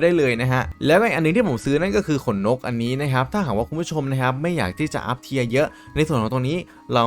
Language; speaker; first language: Thai; native; Thai